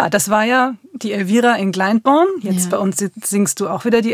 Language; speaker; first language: German; native; German